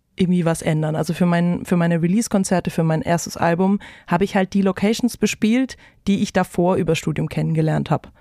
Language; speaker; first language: German; native; German